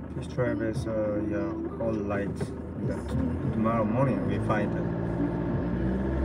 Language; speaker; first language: English; non-native, learner; Korean